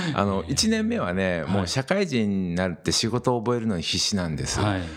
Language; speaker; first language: Japanese; native; Japanese